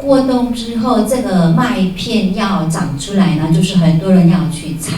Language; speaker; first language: Chinese; native; Chinese